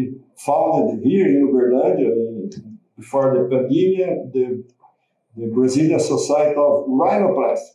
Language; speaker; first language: English; non-native, learner; Portuguese